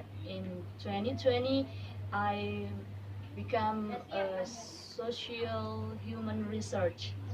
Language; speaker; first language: English; non-native, learner; Indonesian